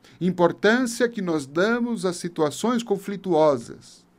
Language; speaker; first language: Portuguese; native; Portuguese